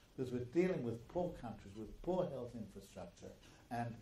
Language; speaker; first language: English; early bilingual, other home language; German